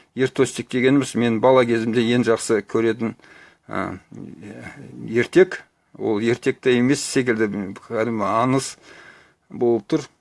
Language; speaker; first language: Kazakh; native; Kazakh